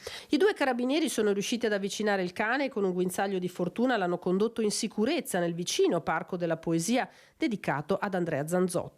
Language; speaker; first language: Italian; native; Italian